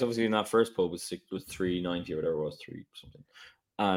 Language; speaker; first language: English; native; English